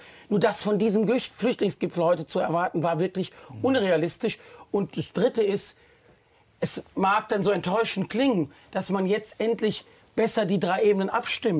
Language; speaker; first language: German; native; German